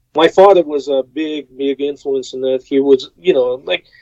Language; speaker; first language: English; non-native, fluent; Russian